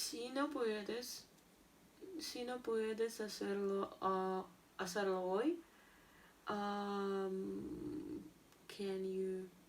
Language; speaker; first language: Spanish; non-native, learner; Russian